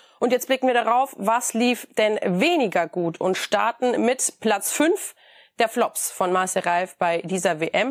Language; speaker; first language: German; native; German